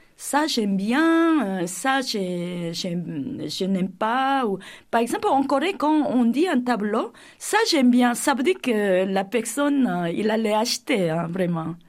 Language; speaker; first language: French; non-native, fluent; Korean